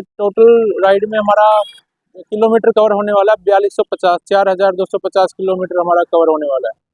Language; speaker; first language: Hindi; native; Hindi